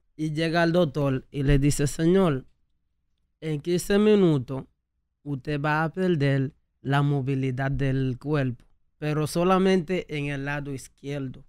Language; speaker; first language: Spanish; native; Spanish